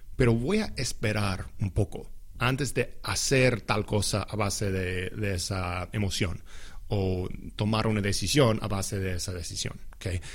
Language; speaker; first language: Spanish; non-native, fluent; English